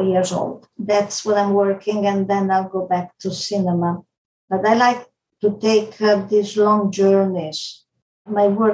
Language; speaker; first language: English; non-native, fluent; Italian